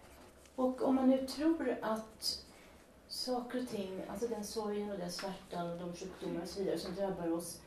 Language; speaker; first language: Swedish; native; Swedish